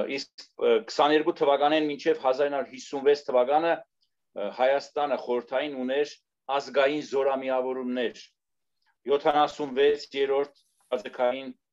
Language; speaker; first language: Armenian; native; Armenian